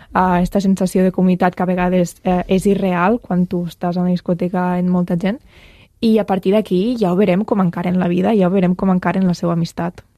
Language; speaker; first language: Catalan; native; Catalan